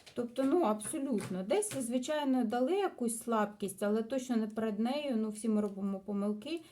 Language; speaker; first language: Ukrainian; non-native, local second language; Russian